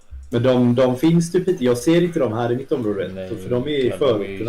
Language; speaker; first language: Swedish; native; Swedish